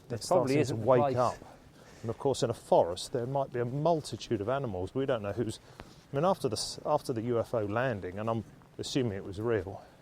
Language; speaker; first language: English; native; English